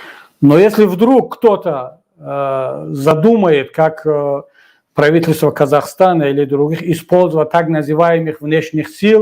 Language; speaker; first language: Russian; non-native, local second language; Tajik